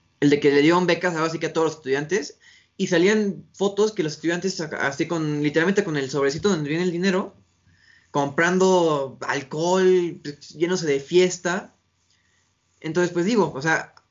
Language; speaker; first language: Spanish; native; Spanish